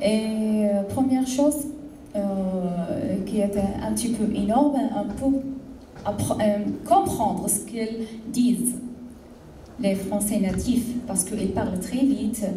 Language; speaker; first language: French; non-native, fluent; Arabic